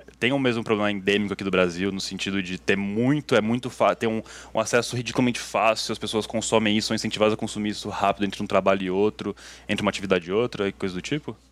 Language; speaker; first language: Portuguese; native; Portuguese